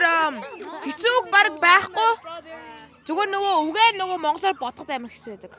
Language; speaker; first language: Mongolian; early bilingual, heritage; Mongolian